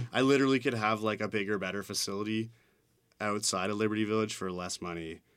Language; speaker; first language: English; native; English